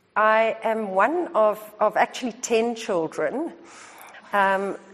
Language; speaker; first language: English; native; English